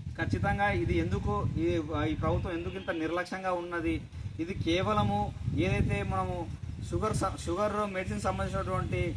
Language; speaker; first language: Telugu; native; Telugu